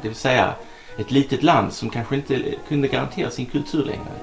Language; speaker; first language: Swedish; native; Swedish